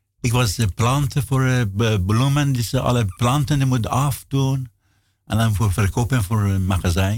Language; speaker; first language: Dutch; non-native, learner; Persian